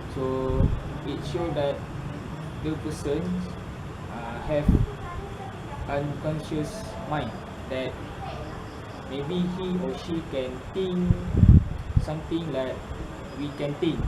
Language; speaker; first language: English; non-native, learner; Malay